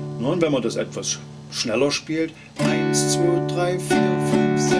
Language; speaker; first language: German; native; German